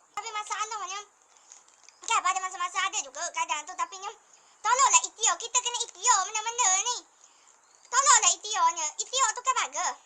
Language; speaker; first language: Malay; native; Malay